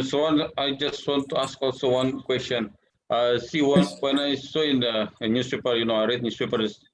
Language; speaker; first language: English; non-native, learner; Indonesian